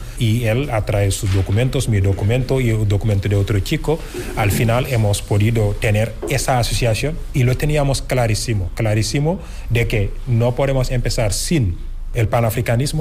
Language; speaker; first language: Spanish; non-native, fluent; Wolof